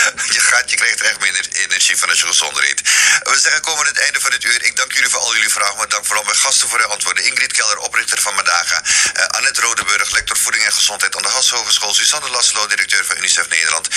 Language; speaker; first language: Dutch; native; Dutch